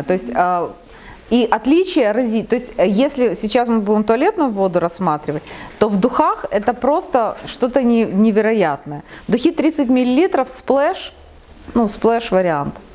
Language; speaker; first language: Russian; native; Russian